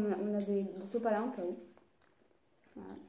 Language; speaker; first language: French; native; French